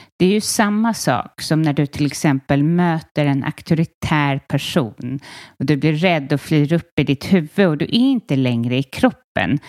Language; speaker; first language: Swedish; native; Swedish